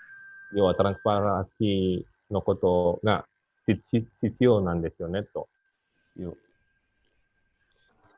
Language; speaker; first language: Japanese; non-native, fluent; Indonesian